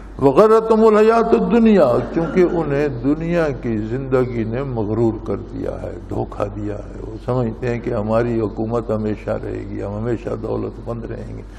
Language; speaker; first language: Urdu; non-native, local second language; Punjabi